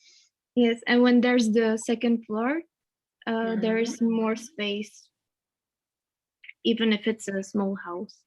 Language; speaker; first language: English; non-native, learner; Czech